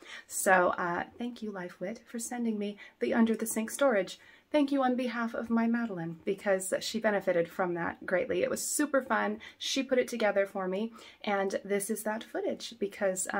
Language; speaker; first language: English; native; English